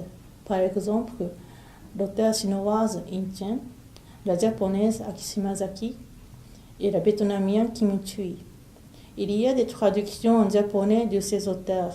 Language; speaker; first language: French; non-native, fluent; Japanese